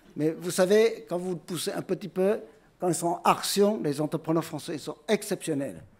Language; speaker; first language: French; non-native, fluent; Chinese